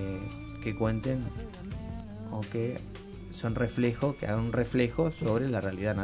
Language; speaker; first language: Spanish; native; Spanish